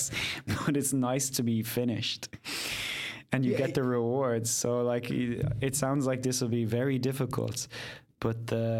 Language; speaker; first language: English; native; English